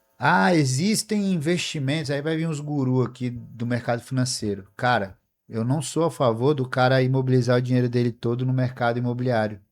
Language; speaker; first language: Portuguese; native; Portuguese